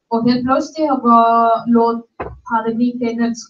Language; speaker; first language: Swedish; non-native, learner; Spanish